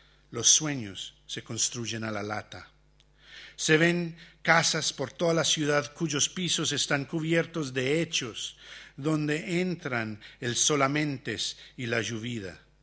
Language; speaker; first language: Spanish; early bilingual, heritage; Spanish